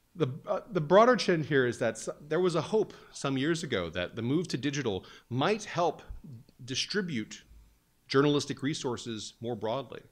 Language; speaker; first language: English; native; English